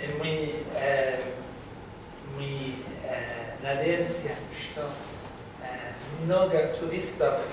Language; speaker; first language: Russian; non-native, learner; English